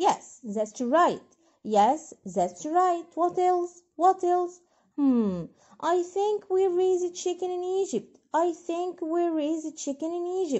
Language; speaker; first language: English; non-native, fluent; Arabic